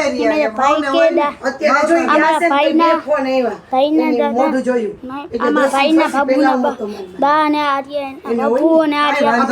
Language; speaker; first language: Hindi; non-native, local second language; Gujarati